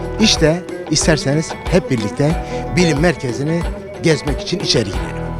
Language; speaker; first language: Turkish; native; Turkish